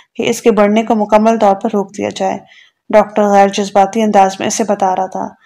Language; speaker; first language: Urdu; native; Urdu